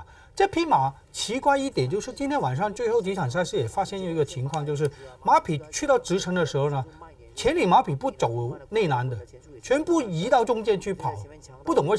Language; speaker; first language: Chinese; native; Chinese